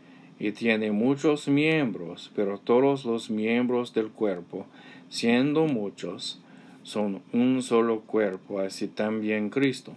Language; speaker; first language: Spanish; non-native, fluent; English